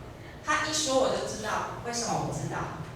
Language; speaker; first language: Chinese; native; Chinese